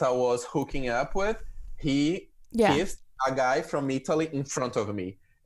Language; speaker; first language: English; non-native, fluent; Portuguese